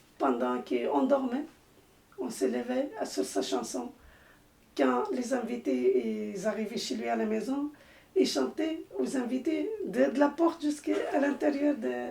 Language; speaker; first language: French; non-native, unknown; Arabic